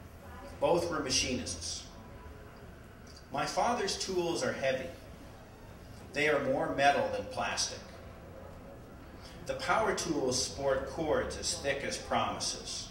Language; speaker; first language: English; native; English